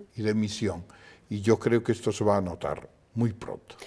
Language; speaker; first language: Spanish; native; Spanish